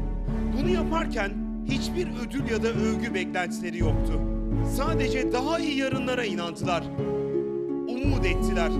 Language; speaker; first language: Turkish; native; Turkish